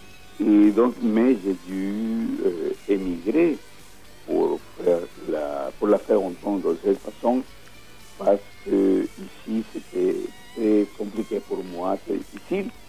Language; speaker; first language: French; non-native, fluent; Spanish